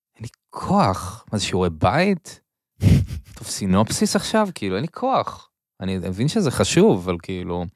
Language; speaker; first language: Hebrew; native; Hebrew